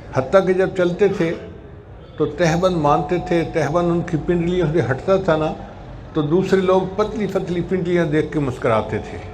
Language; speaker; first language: Urdu; non-native, local second language; Punjabi